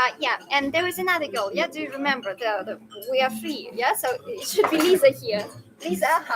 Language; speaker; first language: English; non-native, fluent; Russian